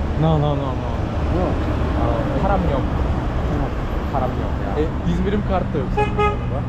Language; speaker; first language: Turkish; non-native, learner; Korean